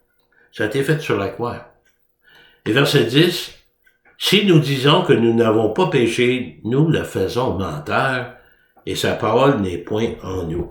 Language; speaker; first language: French; native; French